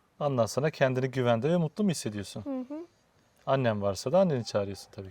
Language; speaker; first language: Turkish; native; Turkish